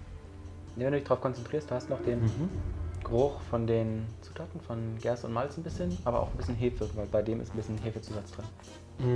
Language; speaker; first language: German; native; German